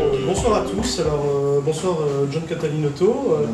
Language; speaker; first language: French; native; French